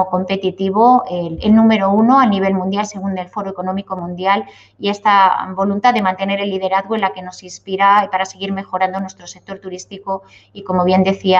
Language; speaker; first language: Spanish; native; Spanish